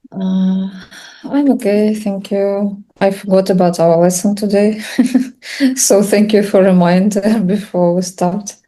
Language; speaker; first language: English; non-native, learner; Russian